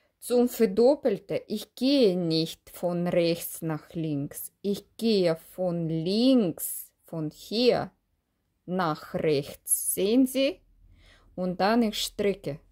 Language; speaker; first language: German; non-native, learner; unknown